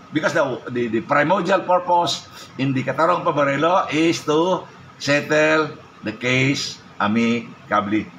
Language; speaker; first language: English; non-native, local second language; Cebuano